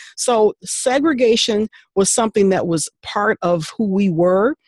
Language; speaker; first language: English; native; English